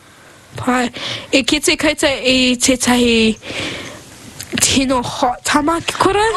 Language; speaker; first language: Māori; non-native, local second language; English